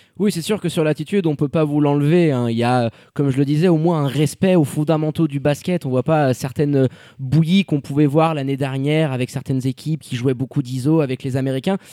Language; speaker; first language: French; native; French